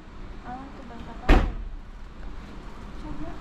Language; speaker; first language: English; non-native, learner; Malay